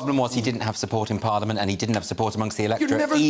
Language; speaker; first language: English; native; English